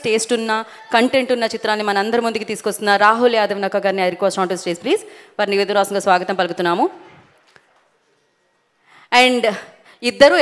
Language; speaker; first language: Telugu; native; Telugu